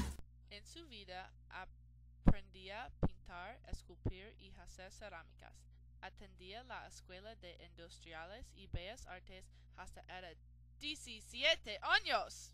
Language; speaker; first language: Spanish; non-native, learner; English